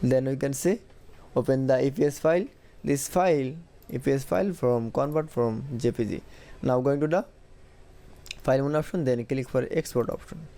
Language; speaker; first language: English; non-native, learner; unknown